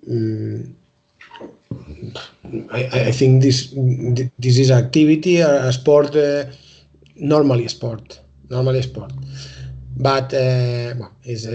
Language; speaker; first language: English; non-native, learner; Spanish